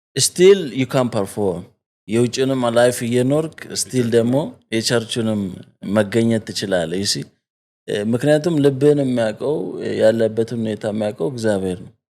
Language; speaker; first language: Amharic; native; Amharic